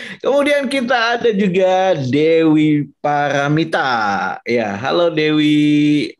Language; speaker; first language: Indonesian; native; Indonesian